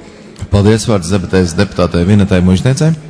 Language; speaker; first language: Latvian; native; Latvian